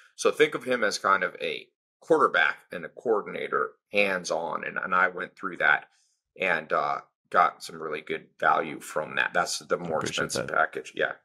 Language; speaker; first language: English; native; English